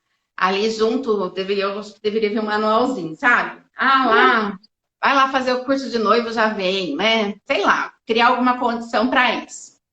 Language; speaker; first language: Portuguese; native; Portuguese